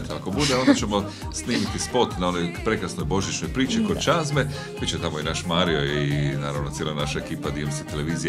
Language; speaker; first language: Croatian; native; Croatian